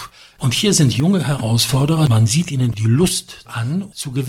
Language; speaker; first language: German; non-native, fluent; Polish